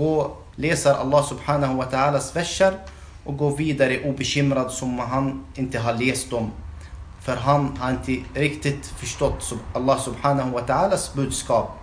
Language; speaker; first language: Swedish; non-native, fluent; Arabic